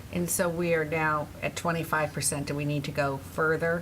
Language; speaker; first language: English; native; English